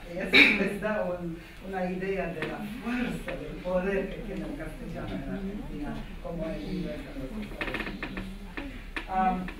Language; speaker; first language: Spanish; non-native, fluent; Armenian